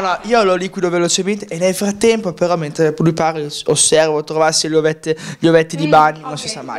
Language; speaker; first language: Italian; native; Italian